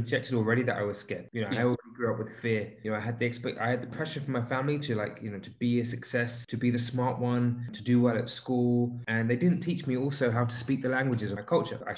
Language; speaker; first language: English; native; English